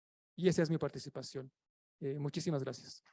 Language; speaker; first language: Spanish; native; Spanish